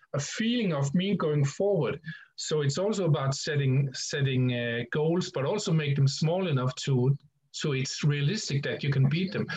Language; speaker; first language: English; non-native, fluent; Danish